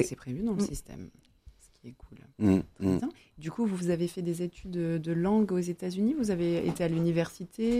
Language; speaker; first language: French; native; French